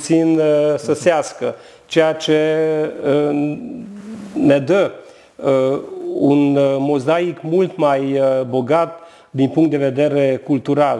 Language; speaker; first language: Romanian; non-native, local second language; Hungarian